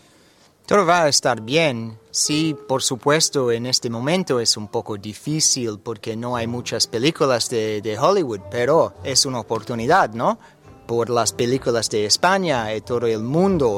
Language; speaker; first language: Spanish; non-native, fluent; English